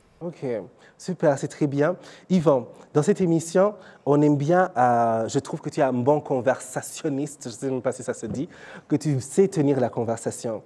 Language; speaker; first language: French; non-native, local second language; Kinyarwanda